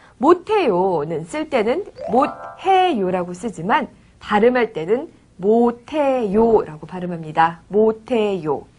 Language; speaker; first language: Korean; native; Korean